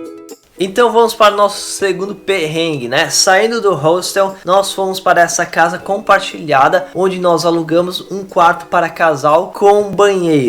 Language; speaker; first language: Portuguese; native; Portuguese